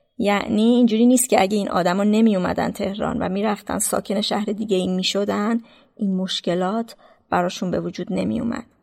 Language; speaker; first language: Persian; native; Persian